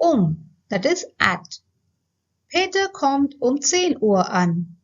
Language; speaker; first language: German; non-native, fluent; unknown